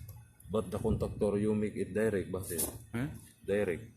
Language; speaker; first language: English; non-native, local second language; Filipino